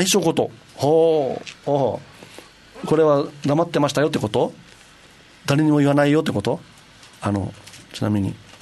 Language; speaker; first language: Japanese; native; Japanese